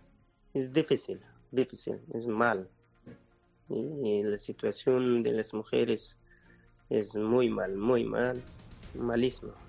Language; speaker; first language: Spanish; non-native, learner; Persian